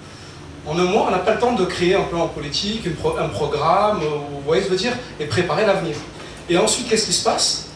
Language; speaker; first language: French; early bilingual, other home language; Arabic